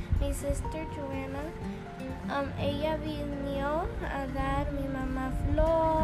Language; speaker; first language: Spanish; early bilingual, heritage; English